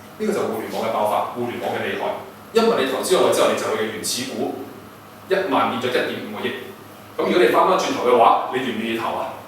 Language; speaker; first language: Cantonese; early bilingual, heritage; Cantonese